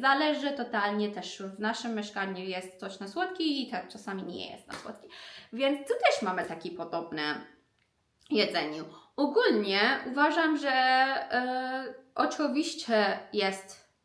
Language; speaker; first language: Polish; non-native, learner; Persian